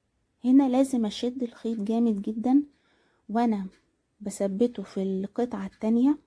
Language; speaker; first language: Arabic; native; Arabic